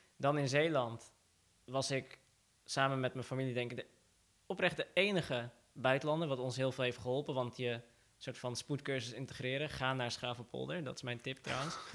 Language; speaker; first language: Dutch; early bilingual, other home language; Assyrian Neo-Aramaic